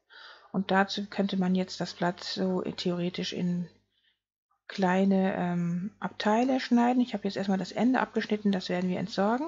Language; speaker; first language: German; native; German